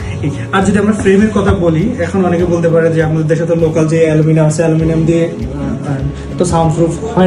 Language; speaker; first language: Bangla; native; Bangla